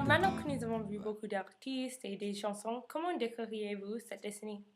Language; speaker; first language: French; non-native, learner; English